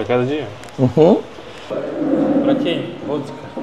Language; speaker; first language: Portuguese; non-native, learner; Russian